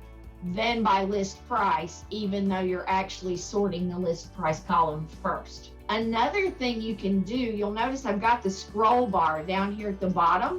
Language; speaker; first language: English; native; English